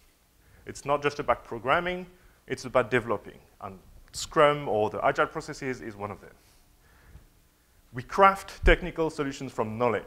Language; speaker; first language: English; non-native, fluent; French